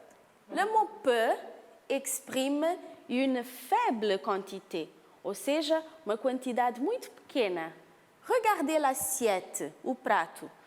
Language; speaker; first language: French; non-native, fluent; Portuguese